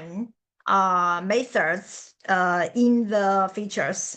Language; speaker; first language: English; non-native, learner; Chinese